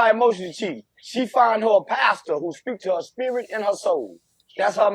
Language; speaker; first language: English; native; English